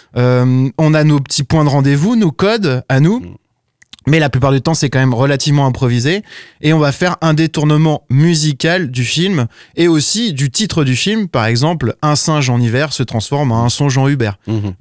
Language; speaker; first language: French; native; French